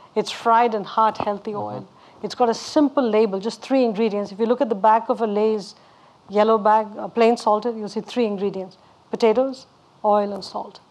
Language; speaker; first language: English; non-native, local second language; Tamil